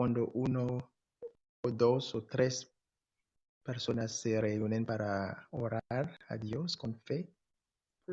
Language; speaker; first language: Spanish; non-native, fluent; English